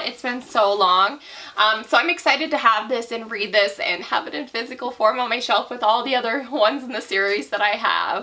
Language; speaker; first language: English; native; English